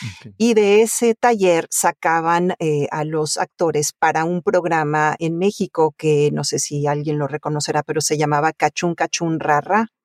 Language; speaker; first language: Spanish; early bilingual, other home language; Italian